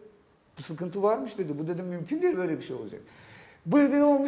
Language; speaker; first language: Turkish; native; Turkish